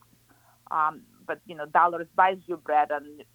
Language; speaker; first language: English; non-native, fluent; Ukrainian